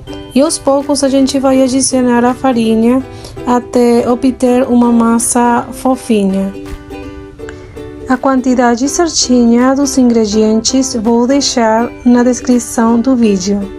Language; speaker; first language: Portuguese; non-native, fluent; Spanish